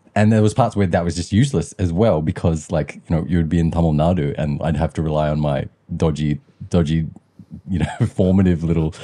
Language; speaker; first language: English; early bilingual, other home language; Sinhala